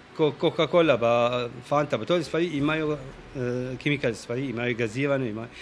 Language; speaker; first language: Slovenian; non-native, learner; Arabic